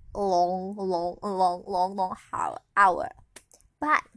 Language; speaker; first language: English; non-native, learner; Indonesian